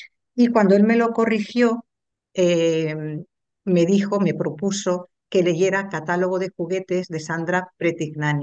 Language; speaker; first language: Spanish; native; Spanish